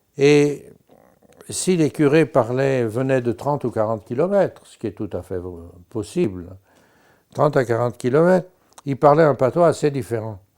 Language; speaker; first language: French; native; French